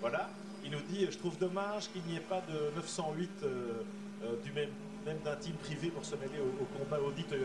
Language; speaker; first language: French; native; French